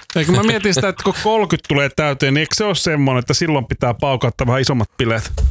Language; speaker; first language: Finnish; native; Finnish